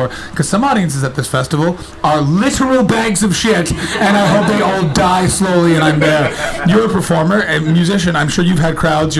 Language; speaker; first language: English; native; English